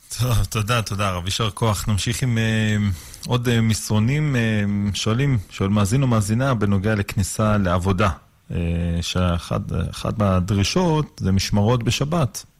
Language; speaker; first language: Hebrew; native; Hebrew